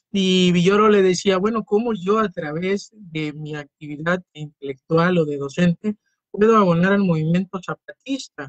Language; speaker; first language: Spanish; native; Spanish